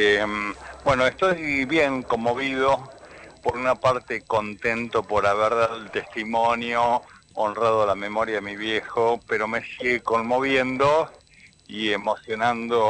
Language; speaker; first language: Spanish; native; Spanish